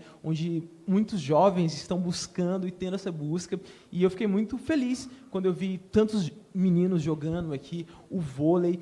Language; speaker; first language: Portuguese; native; Portuguese